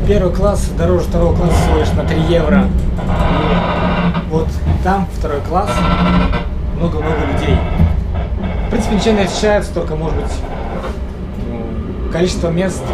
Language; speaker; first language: Russian; native; Russian